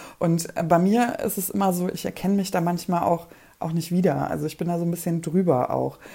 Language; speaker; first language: German; early bilingual, other home language; Polish